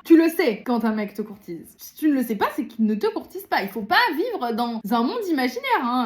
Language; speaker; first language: French; native; French